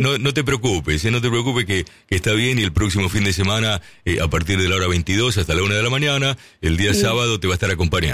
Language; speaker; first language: Spanish; native; Spanish